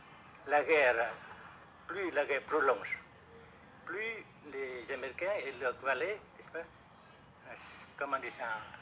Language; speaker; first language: French; non-native, local second language; Vietnamese